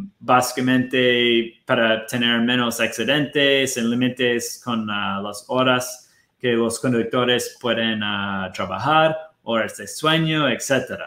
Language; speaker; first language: Spanish; non-native, fluent; Portuguese